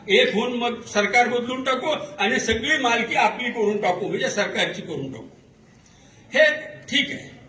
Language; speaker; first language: Marathi; non-native, local second language; Urdu